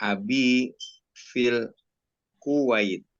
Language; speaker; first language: Arabic; non-native, learner; Indonesian